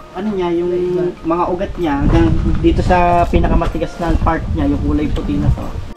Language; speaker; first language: Filipino; native; Filipino